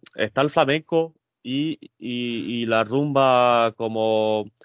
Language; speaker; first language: Spanish; early bilingual, other home language; French